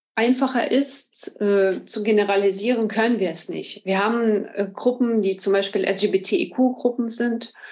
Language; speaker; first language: German; non-native, fluent; Ukrainian